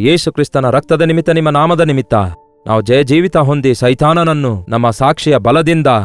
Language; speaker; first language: Kannada; native; Kannada